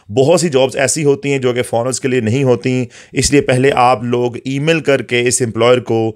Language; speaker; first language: Urdu; native; Urdu